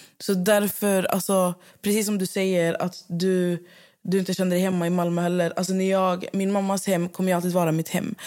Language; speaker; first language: Swedish; native; Swedish